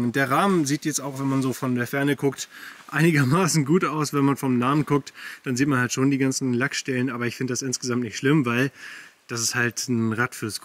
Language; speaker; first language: German; native; German